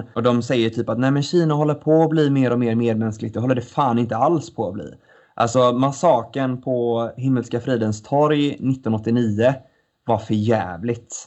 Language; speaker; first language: Swedish; native; Swedish